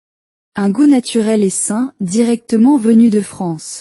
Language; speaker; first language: French; non-native, learner; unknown